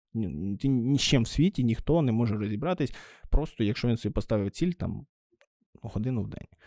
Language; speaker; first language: Ukrainian; native; Ukrainian